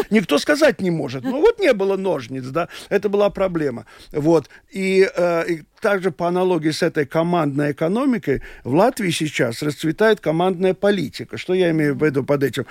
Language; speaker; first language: Russian; non-native, local second language; Latvian